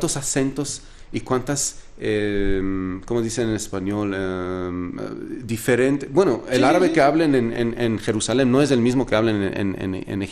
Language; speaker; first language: Spanish; non-native, fluent; Arabic